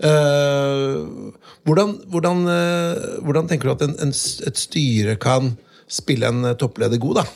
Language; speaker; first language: Norwegian; native; Norwegian